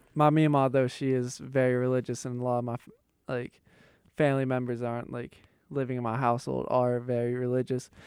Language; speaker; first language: English; native; English